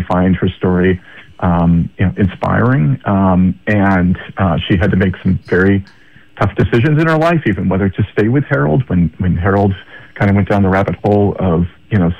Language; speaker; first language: English; native; English